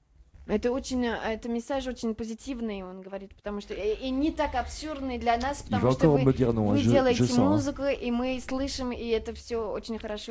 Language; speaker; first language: Russian; non-native, learner; French